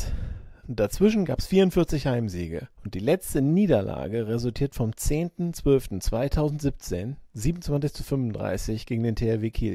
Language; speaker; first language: German; native; German